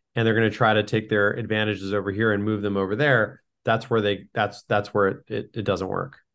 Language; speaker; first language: English; native; English